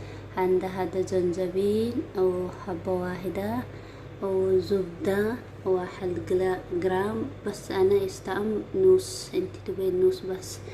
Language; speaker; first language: Arabic; non-native, learner; Oromo